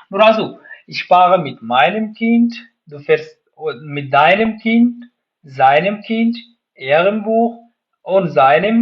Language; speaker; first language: German; non-native, fluent; Pashto